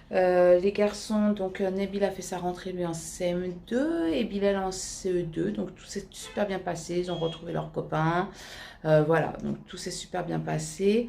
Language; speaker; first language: French; native; French